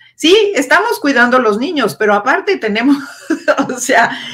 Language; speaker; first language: Spanish; native; Spanish